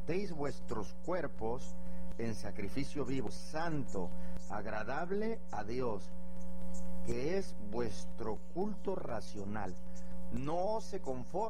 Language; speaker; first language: Spanish; native; Spanish